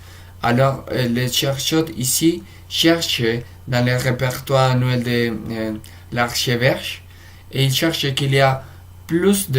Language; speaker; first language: French; non-native, fluent; Spanish